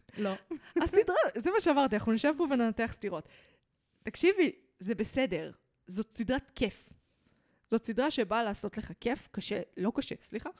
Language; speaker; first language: Hebrew; early bilingual, other home language; English